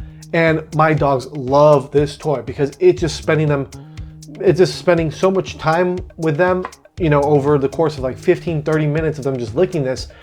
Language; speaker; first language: English; native; English